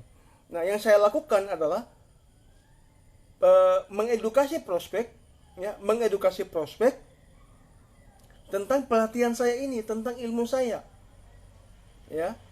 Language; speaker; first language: Indonesian; native; Indonesian